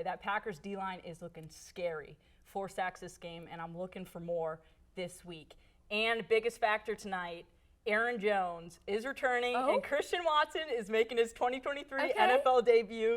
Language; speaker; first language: English; native; English